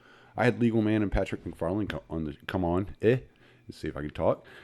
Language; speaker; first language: English; native; English